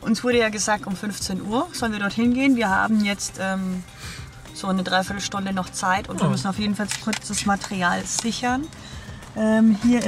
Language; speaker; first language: German; native; German